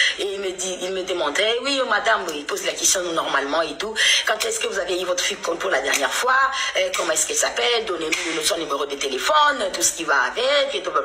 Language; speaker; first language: French; non-native, local second language; Lingala